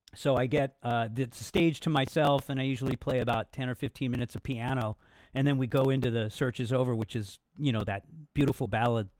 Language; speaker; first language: English; native; English